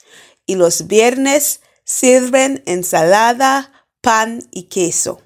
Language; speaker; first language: Spanish; non-native, fluent; English